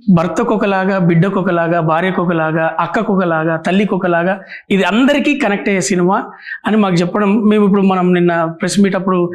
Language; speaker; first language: Telugu; native; Telugu